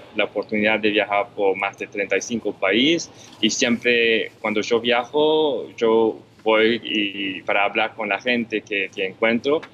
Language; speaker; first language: Spanish; non-native, fluent; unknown